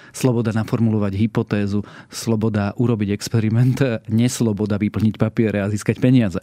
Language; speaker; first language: Slovak; native; Slovak